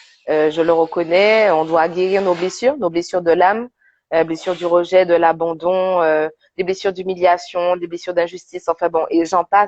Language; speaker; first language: French; native; French